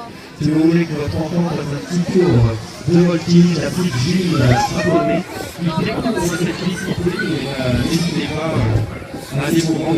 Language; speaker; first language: French; native; French